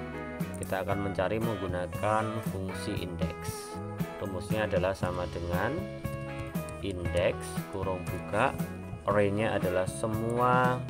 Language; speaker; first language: Indonesian; native; Indonesian